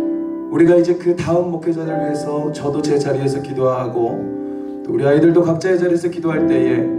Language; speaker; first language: Korean; native; Korean